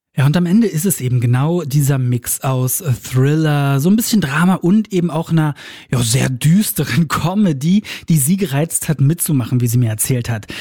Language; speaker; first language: German; native; German